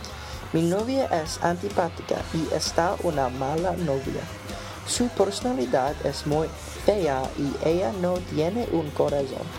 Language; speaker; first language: Spanish; non-native, learner; English